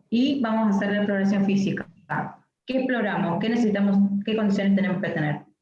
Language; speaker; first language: Spanish; native; Spanish